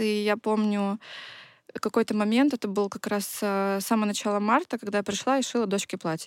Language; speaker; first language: Russian; native; Russian